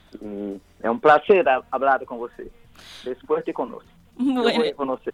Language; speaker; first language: Spanish; non-native, learner; Portuguese